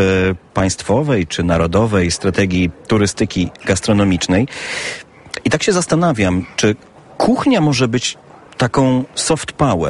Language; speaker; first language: Polish; native; Polish